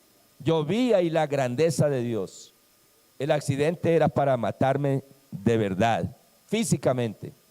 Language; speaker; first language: Spanish; native; Spanish